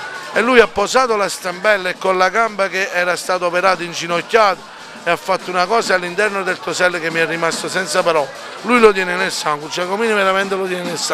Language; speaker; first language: Italian; native; Italian